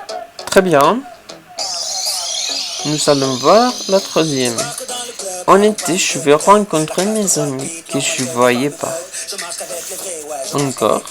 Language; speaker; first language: French; non-native, fluent; Spanish